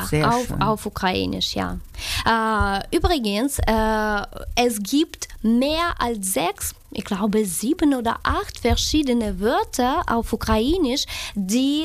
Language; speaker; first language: German; non-native, learner; Ukrainian